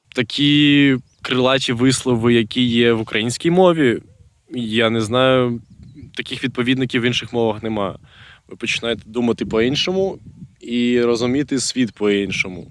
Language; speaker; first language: Ukrainian; non-native, local second language; Russian